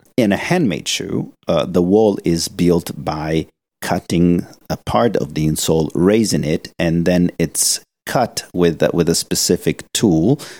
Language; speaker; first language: English; non-native, fluent; Italian